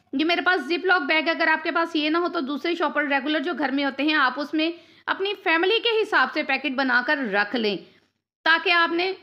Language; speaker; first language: Urdu; native; Urdu